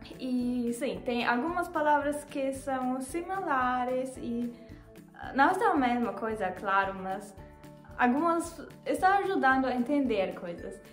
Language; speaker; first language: Portuguese; non-native, learner; German